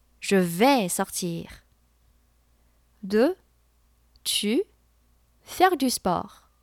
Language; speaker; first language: French; non-native, fluent; Chinese